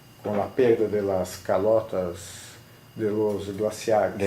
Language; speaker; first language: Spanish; non-native, fluent; Portuguese